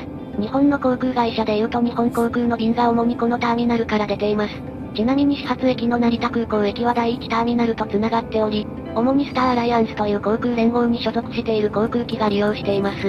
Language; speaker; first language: Japanese; native; Japanese